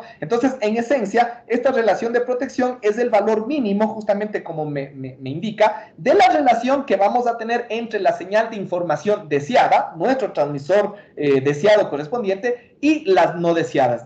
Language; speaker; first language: Spanish; native; Spanish